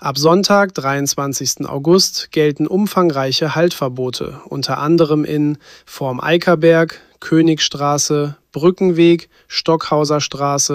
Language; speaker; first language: German; native; German